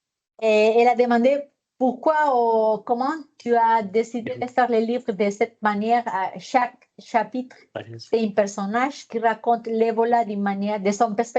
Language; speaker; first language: French; non-native, fluent; Spanish